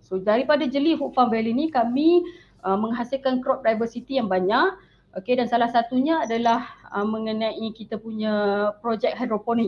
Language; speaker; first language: Malay; native; Malay